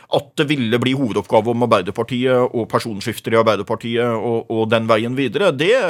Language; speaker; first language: Norwegian; native; Norwegian